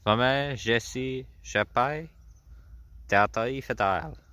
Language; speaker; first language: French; non-native, learner; English